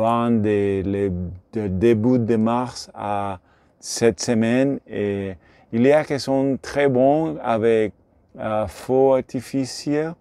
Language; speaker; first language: French; non-native, learner; Spanish